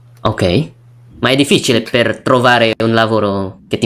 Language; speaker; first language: Italian; non-native, learner; Indonesian